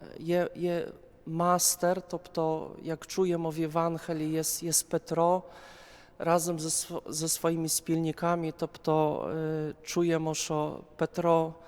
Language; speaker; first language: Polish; non-native, learner; Ukrainian